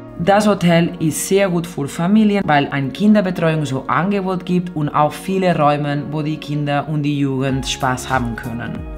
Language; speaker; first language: German; non-native, learner; Catalan